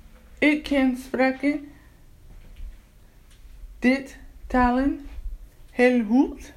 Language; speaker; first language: Dutch; non-native, learner; English